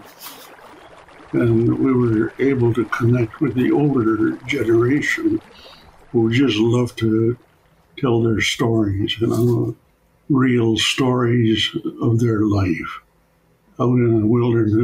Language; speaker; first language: English; non-native, fluent; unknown